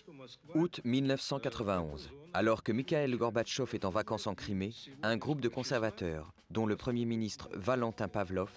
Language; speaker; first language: French; native; French